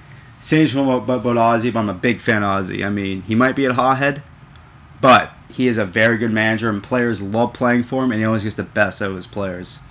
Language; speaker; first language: English; native; English